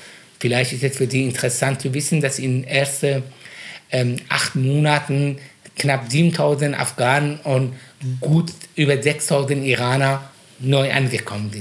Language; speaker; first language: German; non-native, fluent; Persian